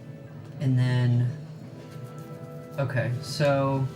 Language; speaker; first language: English; native; English